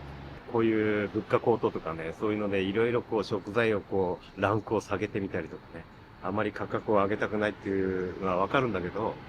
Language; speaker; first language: Japanese; native; Japanese